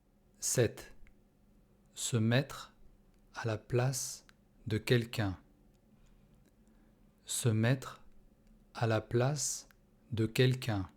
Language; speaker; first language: French; non-native, fluent; Russian